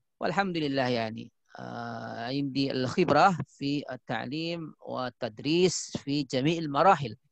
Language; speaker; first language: Arabic; non-native, fluent; Indonesian